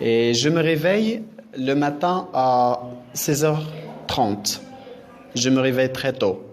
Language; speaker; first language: French; non-native, local second language; Arabic